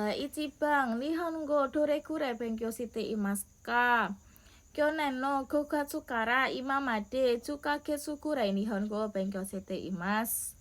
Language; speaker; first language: Japanese; non-native, learner; Indonesian